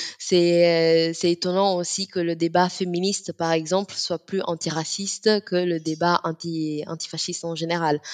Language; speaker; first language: French; non-native, fluent; Italian